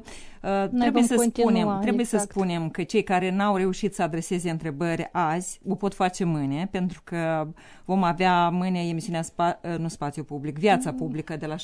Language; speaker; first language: Romanian; native; Romanian